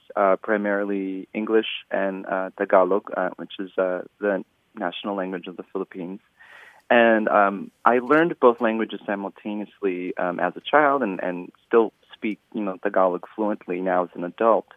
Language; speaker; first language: English; native; English